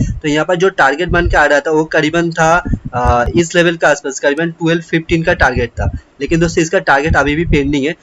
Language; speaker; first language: Hindi; non-native, local second language; Bangla